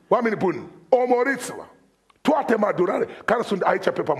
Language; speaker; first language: Romanian; non-native, fluent; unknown